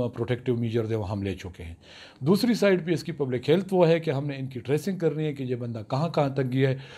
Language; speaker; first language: Urdu; non-native, local second language; Pashto